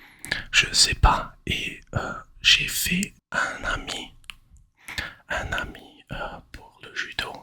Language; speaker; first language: French; non-native, learner; English